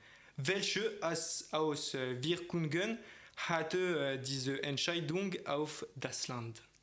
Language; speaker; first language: German; non-native, fluent; French